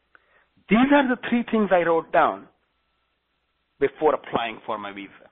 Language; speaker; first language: English; non-native, local second language; Gujarati